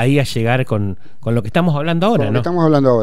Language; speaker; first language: Spanish; native; Spanish